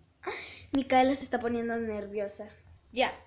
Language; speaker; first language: Spanish; native; Spanish